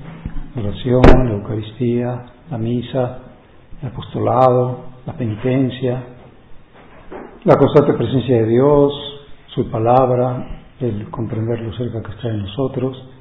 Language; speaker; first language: Spanish; native; Spanish